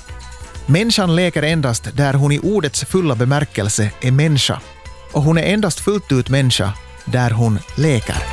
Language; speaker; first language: Swedish; native; Swedish